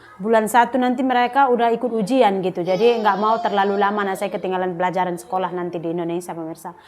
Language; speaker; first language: Indonesian; native; Indonesian